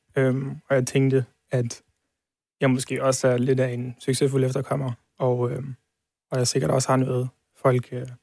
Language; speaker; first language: Danish; early bilingual, heritage; Serbian